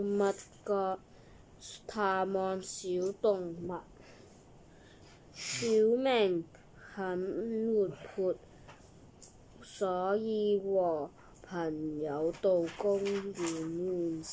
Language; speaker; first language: Chinese; non-native, learner; English